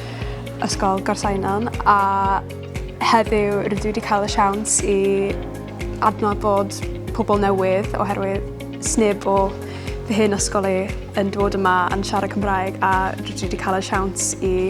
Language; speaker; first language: Welsh; non-native, local second language; English